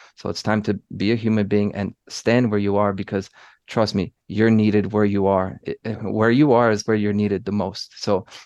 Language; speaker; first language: English; early bilingual, other home language; Polish